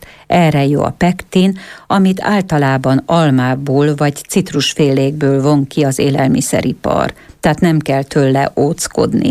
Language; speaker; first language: Hungarian; native; Hungarian